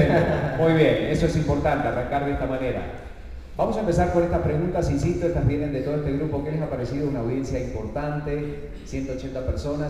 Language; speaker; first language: Spanish; native; Spanish